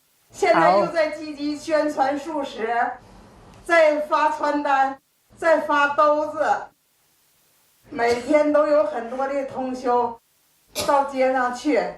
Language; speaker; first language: Chinese; native; Chinese